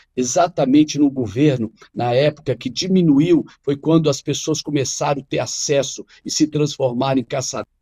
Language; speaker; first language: Portuguese; non-native, fluent; Arabic